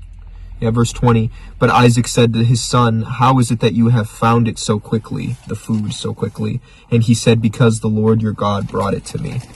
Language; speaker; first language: English; native; English